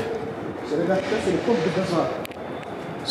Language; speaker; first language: French; non-native, local second language; Arabic